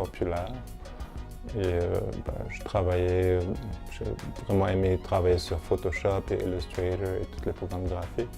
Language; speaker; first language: French; non-native, fluent; German